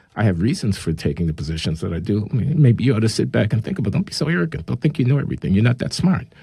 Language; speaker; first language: English; native; English